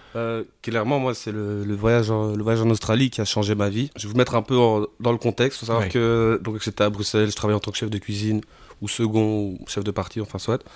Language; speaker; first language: French; native; French